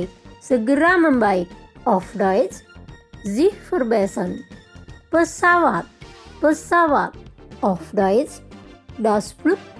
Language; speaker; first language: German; non-native, fluent; Indonesian